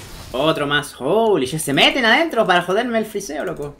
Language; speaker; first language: Spanish; native; Spanish